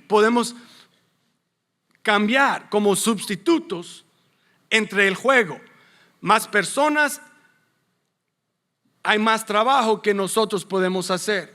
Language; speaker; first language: Spanish; non-native, fluent; English